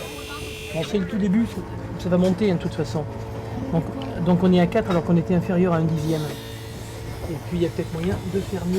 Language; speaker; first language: French; native; French